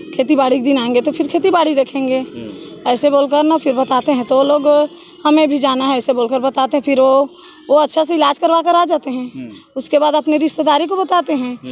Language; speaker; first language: Hindi; native; Hindi